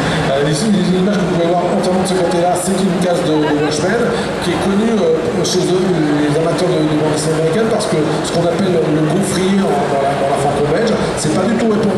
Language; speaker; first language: French; native; French